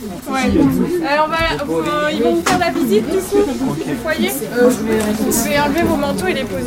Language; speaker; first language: French; native; French